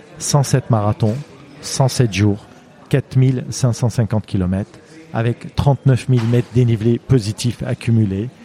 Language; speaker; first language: French; non-native, fluent; Armenian